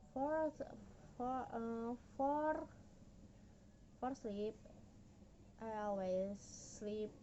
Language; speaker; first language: English; non-native, learner; Indonesian